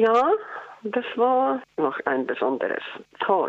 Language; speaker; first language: German; non-native, learner; Icelandic